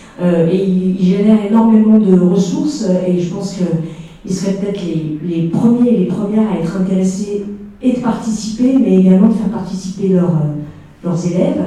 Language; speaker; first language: French; native; French